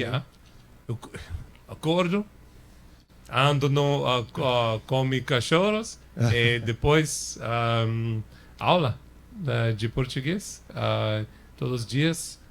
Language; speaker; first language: Portuguese; non-native, learner; English